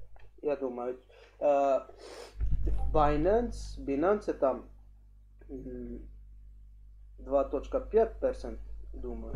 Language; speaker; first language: Russian; non-native, learner; English